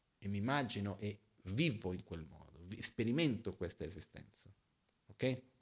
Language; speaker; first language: Italian; non-native, fluent; Portuguese